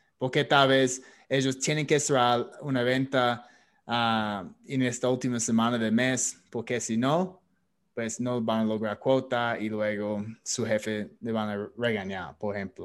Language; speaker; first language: Spanish; non-native, fluent; English